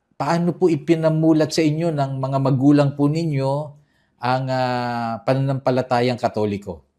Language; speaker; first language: Filipino; native; Filipino